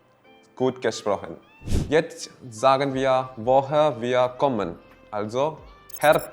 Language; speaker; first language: German; non-native, fluent; Malayalam